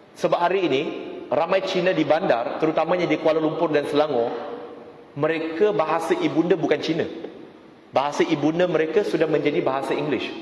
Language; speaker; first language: Malay; non-native, local second language; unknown